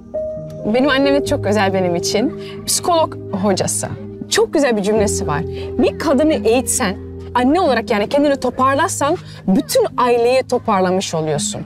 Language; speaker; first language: Turkish; early bilingual, heritage; Turkish